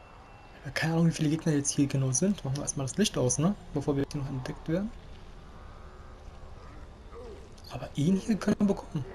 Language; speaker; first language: German; native; German